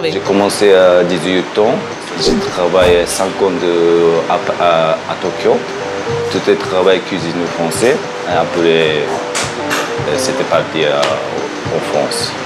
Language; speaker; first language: French; non-native, learner; Japanese